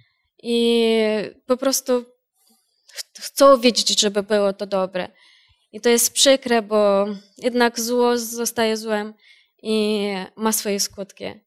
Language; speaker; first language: Polish; non-native, learner; Ukrainian